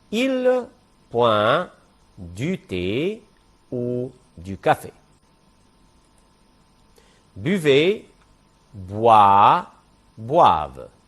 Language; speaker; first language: French; non-native, fluent; Arabic